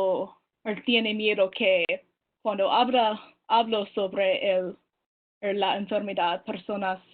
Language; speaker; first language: Spanish; non-native, learner; English